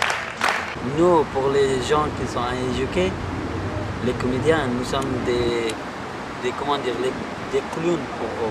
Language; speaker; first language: French; non-native, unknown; Persian